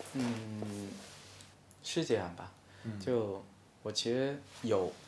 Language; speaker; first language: Chinese; non-native, local second language; Min Nan Chinese